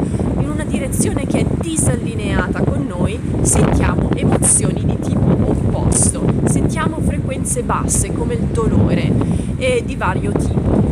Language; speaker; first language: Italian; native; Italian